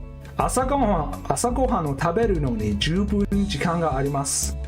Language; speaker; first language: Japanese; non-native, learner; English